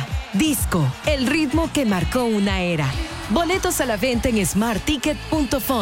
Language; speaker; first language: Spanish; native; Spanish